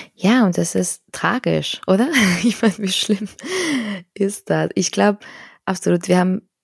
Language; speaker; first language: German; non-native, fluent; Spanish